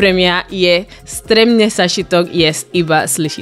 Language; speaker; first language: Slovak; non-native, learner; Spanish